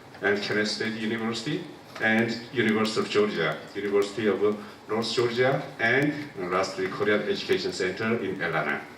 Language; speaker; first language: English; non-native, local second language; Korean